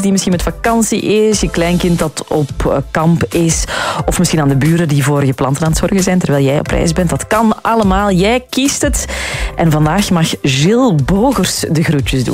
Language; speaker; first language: Dutch; native; Dutch